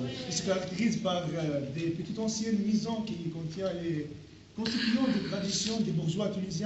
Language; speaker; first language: French; non-native, local second language; Arabic